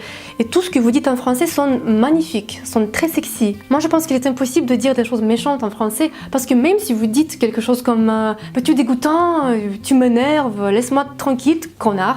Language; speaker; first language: French; non-native, fluent; Russian